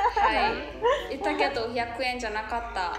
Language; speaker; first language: Japanese; non-native, fluent; Burmese